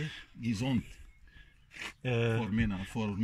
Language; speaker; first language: German; non-native, learner; Arabic